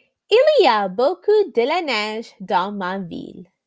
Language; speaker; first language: French; non-native, learner; English